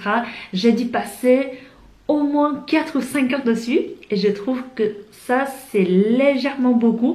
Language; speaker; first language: French; non-native, fluent; Vietnamese